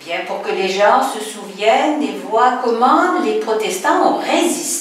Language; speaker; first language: French; native; French